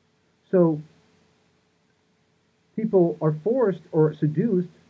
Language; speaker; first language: English; native; English